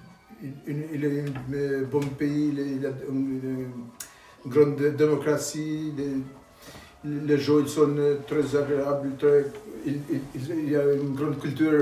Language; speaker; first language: French; non-native, learner; Albanian